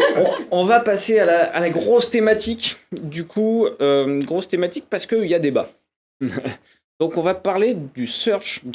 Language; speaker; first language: French; native; French